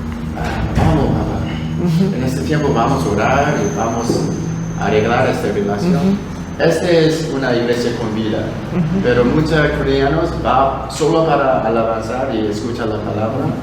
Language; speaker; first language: Spanish; non-native, learner; Korean